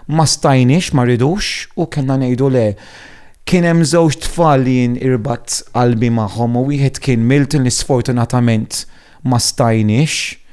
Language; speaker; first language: Maltese; non-native, fluent; Italian